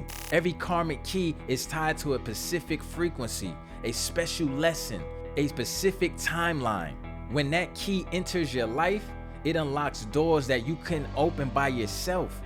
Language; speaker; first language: English; native; English